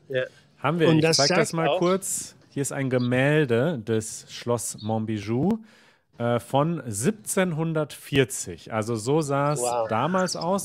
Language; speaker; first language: German; native; German